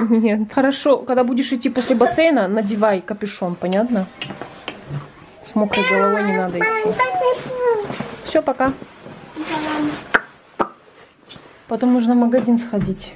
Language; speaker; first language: Russian; native; Russian